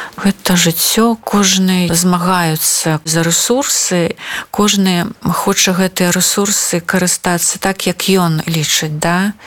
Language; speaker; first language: Belarusian; non-native, local second language; Russian